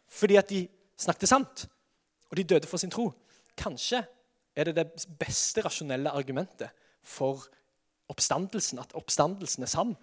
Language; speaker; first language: Norwegian; native; Norwegian